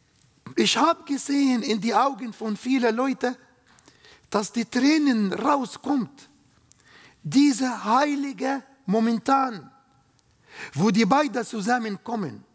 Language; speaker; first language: German; non-native, learner; Arabic